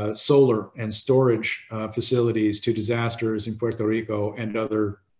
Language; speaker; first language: English; native; English